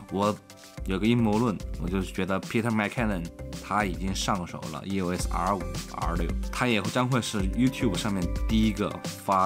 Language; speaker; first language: Chinese; native; Chinese